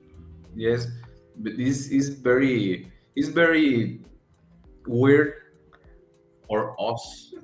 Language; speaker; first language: English; non-native, learner; Spanish